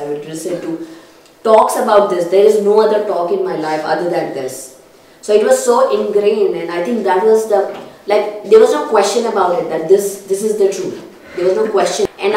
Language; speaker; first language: English; non-native, local second language; Telugu